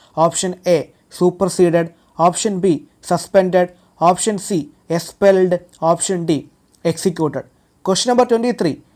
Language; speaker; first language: English; non-native, local second language; Malayalam